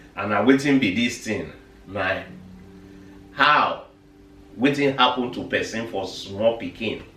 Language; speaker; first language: Nigerian Pidgin; non-native, local second language; Bini